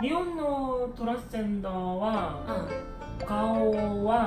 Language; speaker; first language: Japanese; non-native, learner; Korean